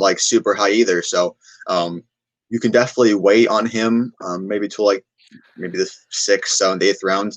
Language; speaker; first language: English; native; English